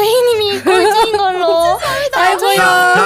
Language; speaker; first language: Korean; native; Korean